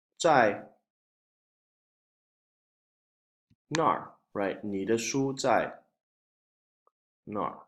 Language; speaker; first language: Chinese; non-native, fluent; English